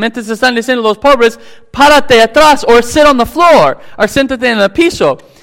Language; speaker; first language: Spanish; non-native, fluent; English